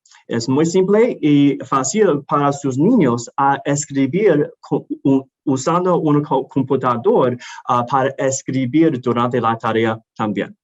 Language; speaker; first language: Spanish; non-native, learner; English